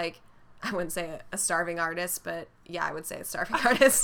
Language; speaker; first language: English; native; English